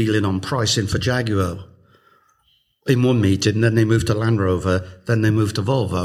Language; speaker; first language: English; native; English